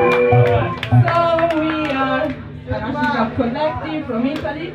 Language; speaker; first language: English; non-native, fluent; Italian